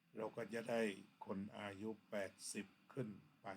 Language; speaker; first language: Thai; native; Thai